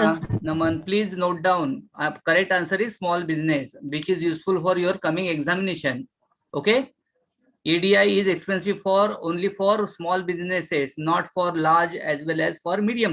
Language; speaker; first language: English; non-native, local second language; Marathi